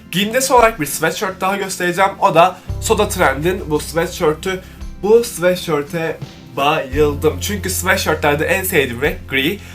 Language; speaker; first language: Turkish; native; Turkish